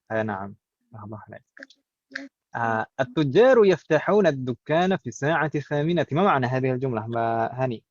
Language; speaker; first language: Arabic; non-native, fluent; Indonesian